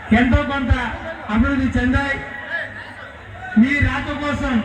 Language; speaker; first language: Telugu; native; Telugu